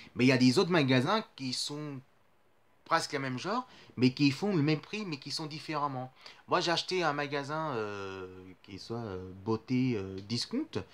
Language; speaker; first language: French; native; French